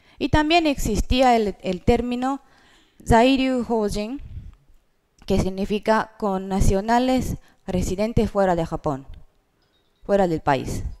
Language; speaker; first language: Spanish; non-native, fluent; Japanese